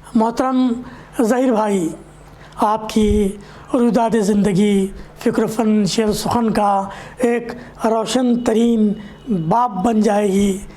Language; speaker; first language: Urdu; native; Urdu